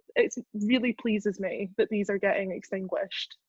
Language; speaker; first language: English; native; English